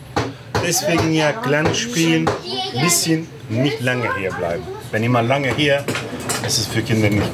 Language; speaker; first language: German; non-native, learner; Turkish